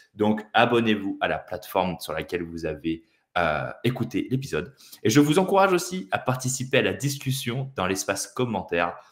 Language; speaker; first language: French; native; French